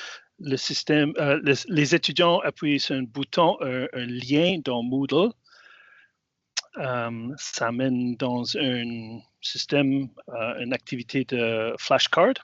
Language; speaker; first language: French; non-native, fluent; English